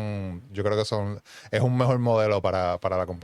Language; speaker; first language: Spanish; native; Spanish